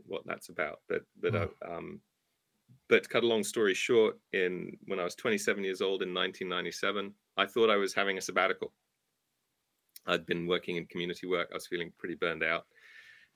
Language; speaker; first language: English; native; English